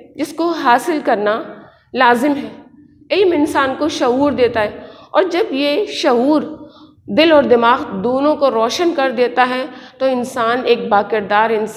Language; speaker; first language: Urdu; native; Urdu